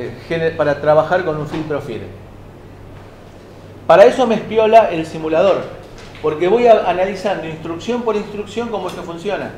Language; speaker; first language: Spanish; native; Spanish